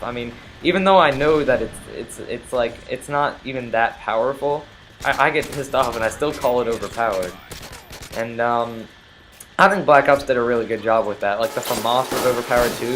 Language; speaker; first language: English; native; English